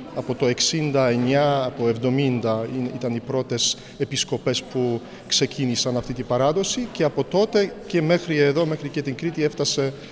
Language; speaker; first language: Greek; non-native, fluent; Polish